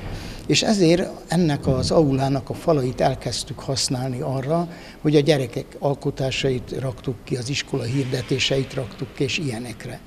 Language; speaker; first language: Hungarian; native; Hungarian